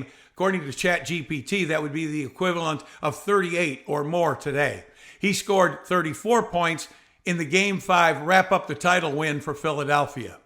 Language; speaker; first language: English; native; English